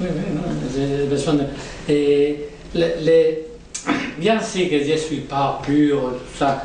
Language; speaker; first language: French; non-native, learner; Spanish